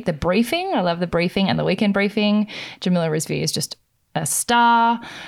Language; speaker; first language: English; native; English